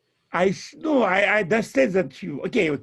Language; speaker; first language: English; non-native, fluent; Russian